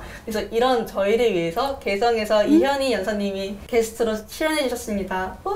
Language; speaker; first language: Korean; native; Korean